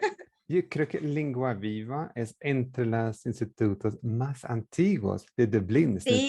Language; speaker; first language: Spanish; non-native, fluent; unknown